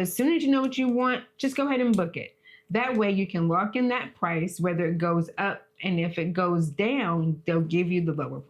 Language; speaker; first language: English; native; English